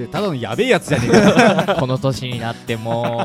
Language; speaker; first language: Japanese; native; Japanese